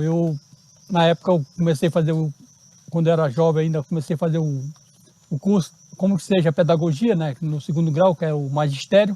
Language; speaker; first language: Portuguese; native; Portuguese